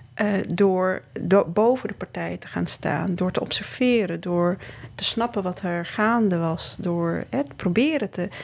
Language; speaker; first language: Dutch; early bilingual, other home language; Riffian